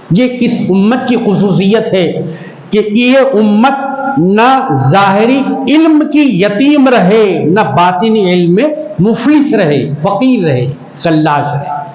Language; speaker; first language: Urdu; native; Urdu